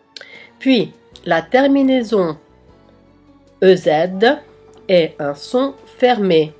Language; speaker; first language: French; non-native, fluent; Italian